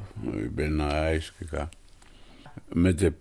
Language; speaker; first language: Dutch; non-native, learner; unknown